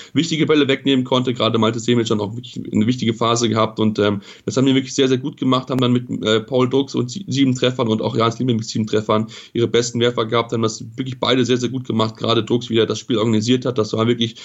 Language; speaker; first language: German; native; German